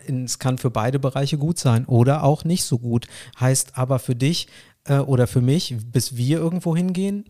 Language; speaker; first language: German; early bilingual, other home language; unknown